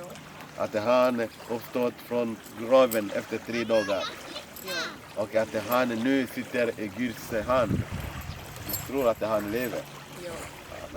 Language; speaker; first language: Swedish; non-native, fluent; Lingala